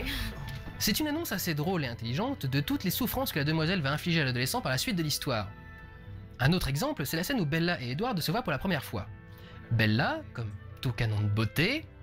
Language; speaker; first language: French; native; French